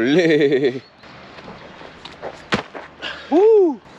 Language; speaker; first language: French; native; French